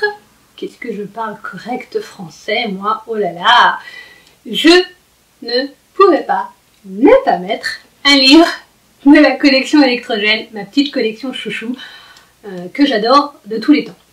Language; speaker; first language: French; native; French